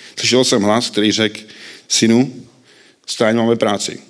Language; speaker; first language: Czech; native; Czech